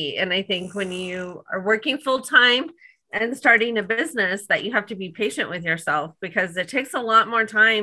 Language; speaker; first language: English; native; English